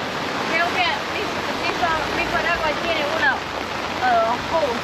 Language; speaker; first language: Spanish; non-native, learner; English